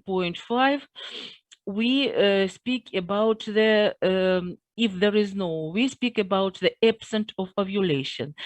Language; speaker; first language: English; non-native, fluent; Russian